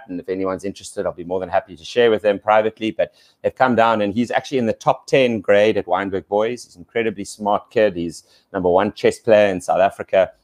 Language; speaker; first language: English; native; English